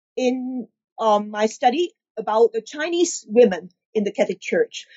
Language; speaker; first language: English; non-native, local second language; Cantonese